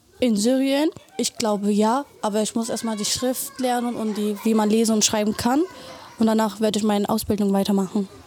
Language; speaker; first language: German; early bilingual, other home language; Arabic